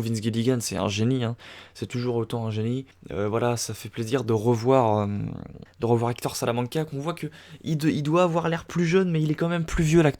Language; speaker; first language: French; native; French